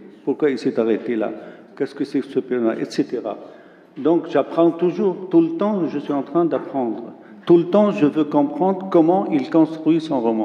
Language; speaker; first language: French; non-native, local second language; Arabic